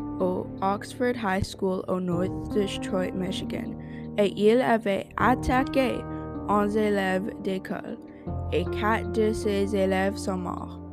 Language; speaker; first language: French; non-native, learner; English